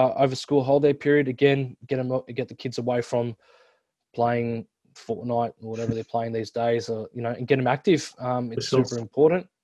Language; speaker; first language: English; native; English